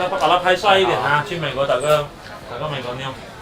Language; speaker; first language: Chinese; native; Chinese